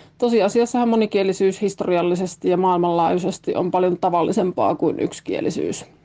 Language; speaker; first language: Finnish; native; Finnish